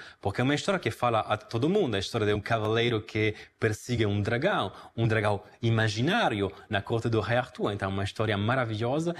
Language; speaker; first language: Portuguese; non-native, fluent; Italian